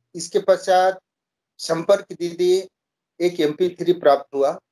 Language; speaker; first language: Hindi; native; Hindi